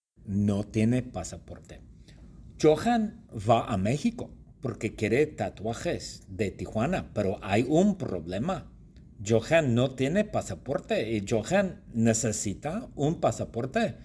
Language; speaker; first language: Spanish; non-native, fluent; English